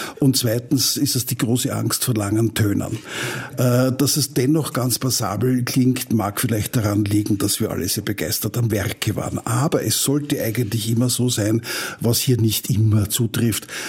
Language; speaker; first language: German; native; German